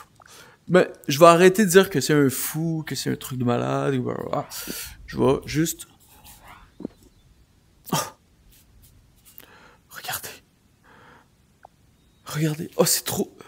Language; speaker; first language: French; native; French